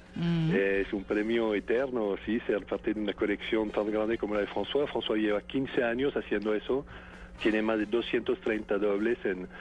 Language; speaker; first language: Spanish; non-native, fluent; French